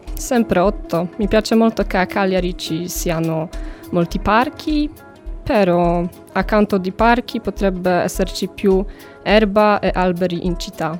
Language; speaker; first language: Italian; non-native, fluent; Polish